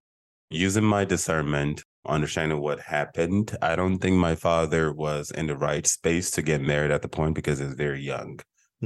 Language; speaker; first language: English; non-native, local second language; Igbo